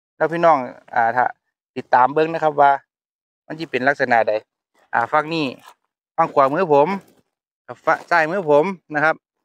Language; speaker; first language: Thai; native; Thai